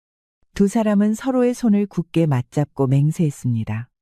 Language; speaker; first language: Korean; native; Korean